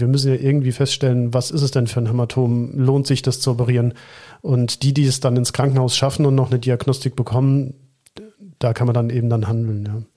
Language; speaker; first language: German; native; German